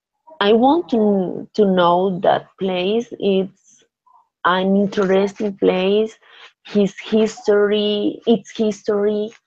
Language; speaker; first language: English; non-native, learner; Spanish